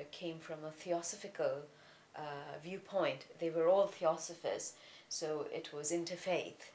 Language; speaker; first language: English; non-native, local second language; Tamil